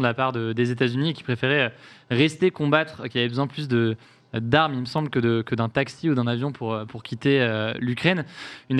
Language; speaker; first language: French; native; French